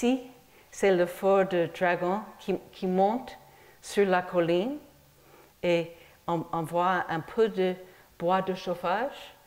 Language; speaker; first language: French; non-native, fluent; English